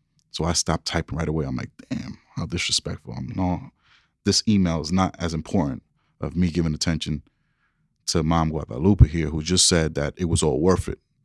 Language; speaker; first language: English; early bilingual, other home language; Spanish